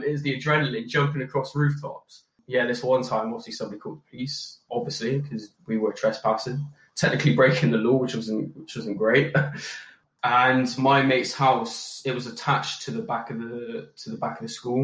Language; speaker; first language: English; native; English